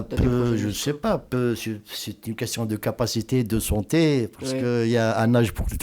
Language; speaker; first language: French; non-native, local second language; Kabyle